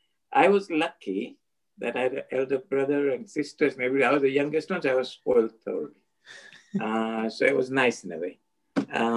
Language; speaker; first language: English; non-native, local second language; Gujarati